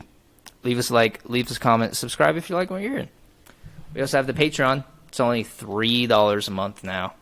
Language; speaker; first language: English; native; English